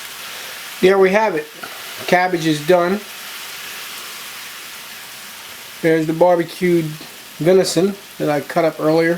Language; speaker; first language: English; native; English